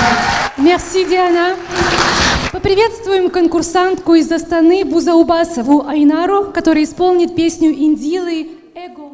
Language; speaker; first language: Russian; native; Russian